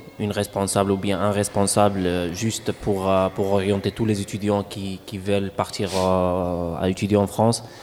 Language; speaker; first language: French; non-native, local second language; Arabic